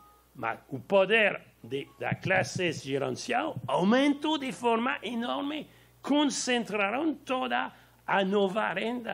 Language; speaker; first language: Portuguese; non-native, learner; French